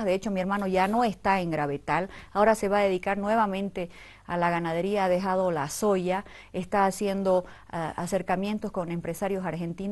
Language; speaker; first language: Spanish; native; Spanish